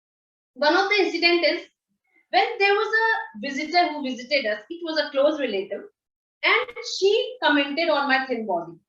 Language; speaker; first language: English; non-native, local second language; Hindi